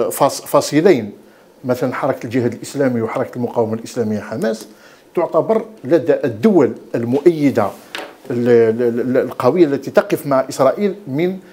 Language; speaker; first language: Arabic; native; Arabic